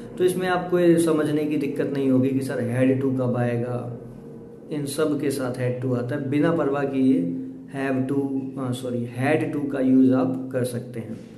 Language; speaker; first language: Hindi; native; Hindi